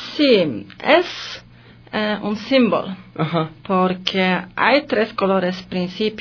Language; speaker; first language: Spanish; non-native, learner; Polish